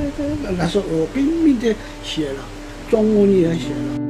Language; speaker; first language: Chinese; non-native, local second language; Amis